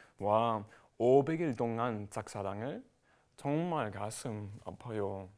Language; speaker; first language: Korean; non-native, learner; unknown